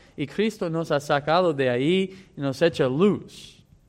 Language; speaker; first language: Spanish; non-native, fluent; English